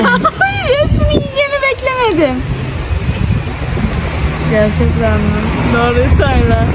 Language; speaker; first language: Turkish; non-native, learner; Indonesian